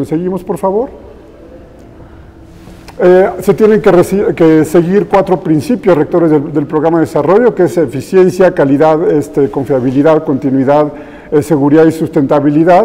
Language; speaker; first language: Spanish; native; Spanish